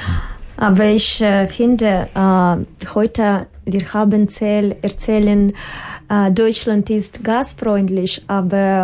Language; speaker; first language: German; non-native, learner; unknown